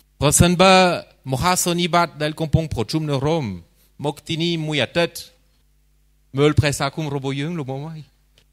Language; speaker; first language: Khmer; non-native, fluent; French